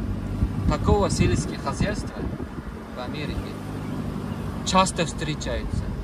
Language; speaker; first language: Russian; non-native, learner; Uzbek